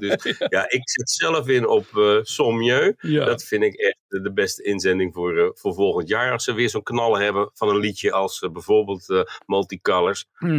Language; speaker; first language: Dutch; native; Dutch